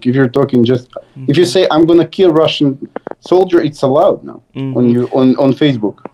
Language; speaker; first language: English; non-native, fluent; Serbian